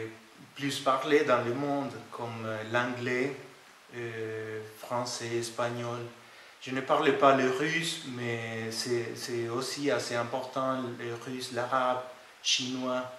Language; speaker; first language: French; non-native, fluent; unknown